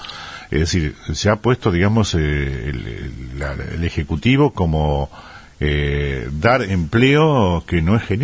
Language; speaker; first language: Spanish; native; Spanish